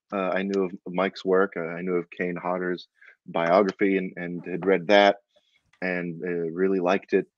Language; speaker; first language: English; native; English